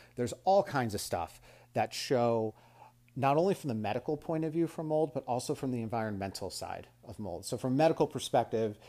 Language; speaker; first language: English; native; English